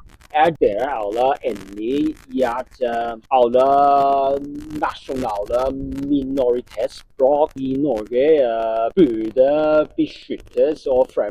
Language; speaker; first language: Norwegian; non-native, learner; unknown